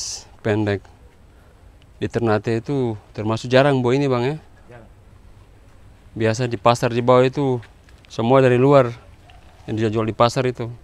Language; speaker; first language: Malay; non-native, local second language; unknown